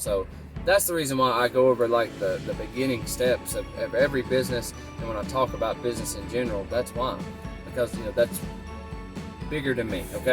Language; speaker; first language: English; native; English